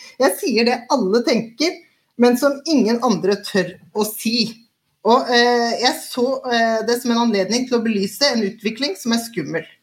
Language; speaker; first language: Norwegian; native; Norwegian